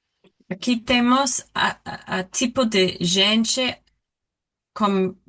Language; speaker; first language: Portuguese; non-native, learner; English